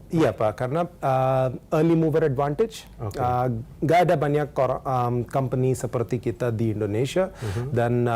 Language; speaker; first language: Indonesian; non-native, learner; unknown